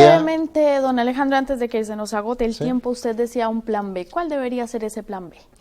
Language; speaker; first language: Spanish; native; Spanish